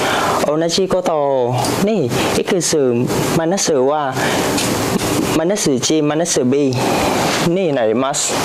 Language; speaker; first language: Japanese; non-native, learner; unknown